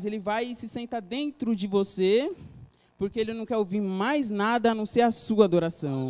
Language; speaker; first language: Portuguese; native; Portuguese